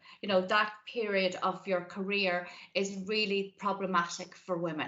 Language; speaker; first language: English; native; English